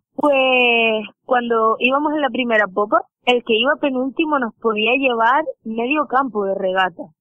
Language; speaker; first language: Spanish; native; Spanish